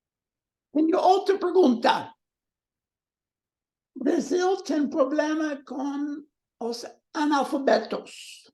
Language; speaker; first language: Portuguese; non-native, learner; English